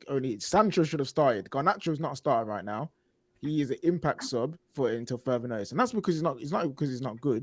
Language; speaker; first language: English; native; English